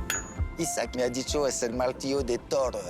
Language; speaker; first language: Spanish; non-native, learner; French